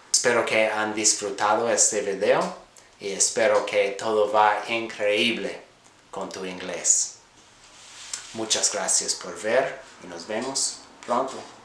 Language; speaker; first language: Spanish; non-native, fluent; English